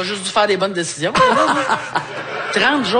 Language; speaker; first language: French; native; French